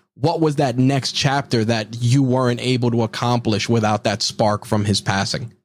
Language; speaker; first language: English; early bilingual, other home language; Spanish